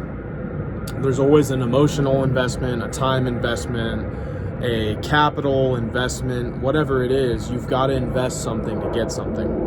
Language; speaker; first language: English; native; English